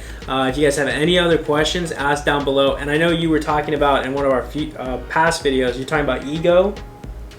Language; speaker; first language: English; native; English